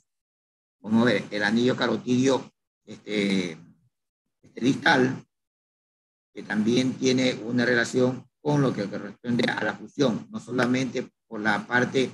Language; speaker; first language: Spanish; native; Spanish